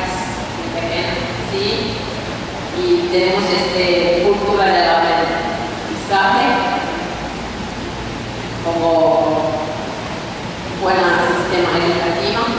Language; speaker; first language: Spanish; non-native, learner; Finnish